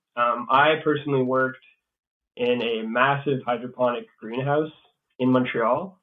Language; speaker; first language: English; native; English